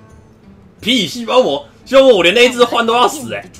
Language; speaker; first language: Chinese; native; Chinese